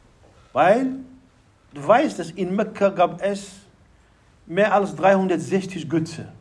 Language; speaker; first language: German; non-native, fluent; Arabic